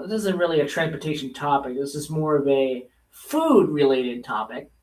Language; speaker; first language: English; native; English